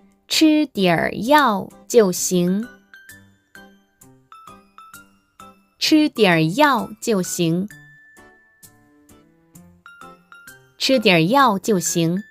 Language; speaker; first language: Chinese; non-native, fluent; Korean